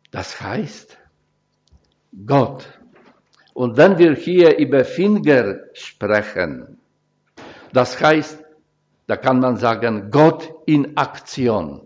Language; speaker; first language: German; non-native, fluent; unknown